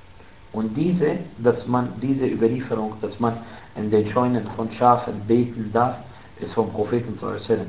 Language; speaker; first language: German; non-native, fluent; Arabic